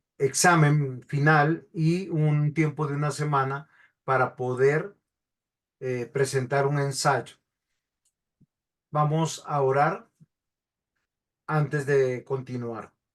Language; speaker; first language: Spanish; native; Spanish